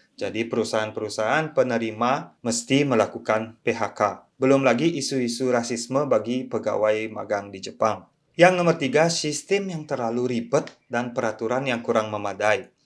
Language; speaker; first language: Indonesian; early bilingual, other home language; Japanese